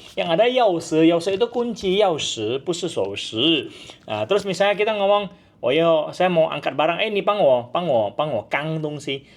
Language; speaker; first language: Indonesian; non-native, local second language; Hakka Chinese